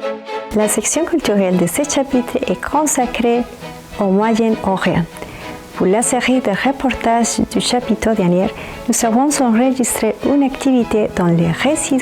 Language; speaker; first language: French; native; French